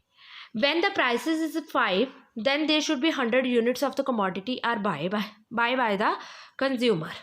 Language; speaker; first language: English; non-native, local second language; Hindi